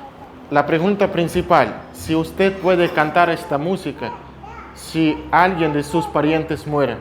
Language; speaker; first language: Spanish; non-native, fluent; Russian